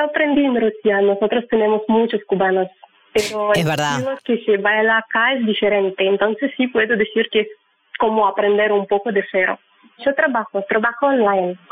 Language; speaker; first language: Spanish; non-native, learner; Russian